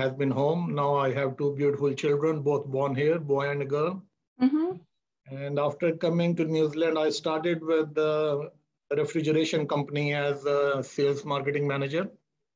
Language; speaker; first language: English; non-native, local second language; Hindi